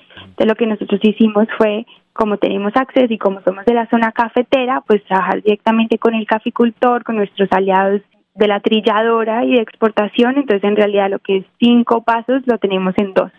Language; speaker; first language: Spanish; native; Spanish